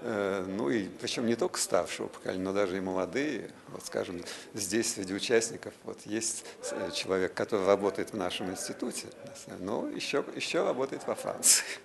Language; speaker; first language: Russian; native; Russian